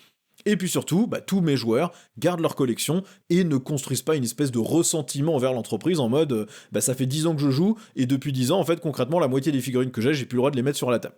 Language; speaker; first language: French; native; French